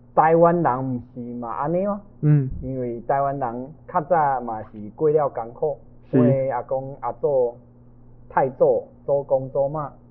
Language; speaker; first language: Chinese; non-native, local second language; Min Nan Chinese